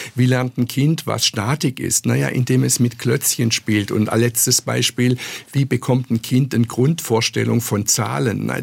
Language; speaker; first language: German; native; German